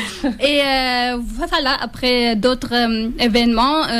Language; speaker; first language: French; non-native, fluent; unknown